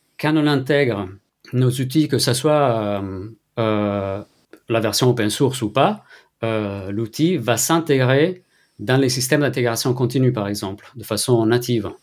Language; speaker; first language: French; non-native, fluent; Italian